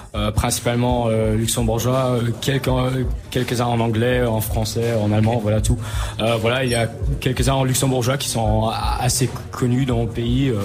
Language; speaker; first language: French; native; French